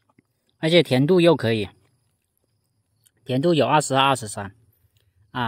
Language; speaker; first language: Chinese; non-native, local second language; Cantonese